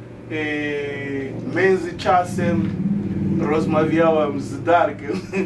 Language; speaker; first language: Polish; non-native, fluent; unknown